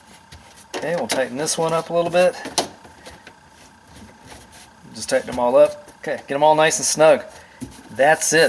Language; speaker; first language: English; native; English